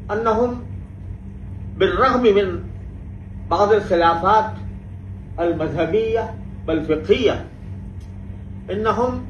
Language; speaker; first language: Arabic; non-native, fluent; Urdu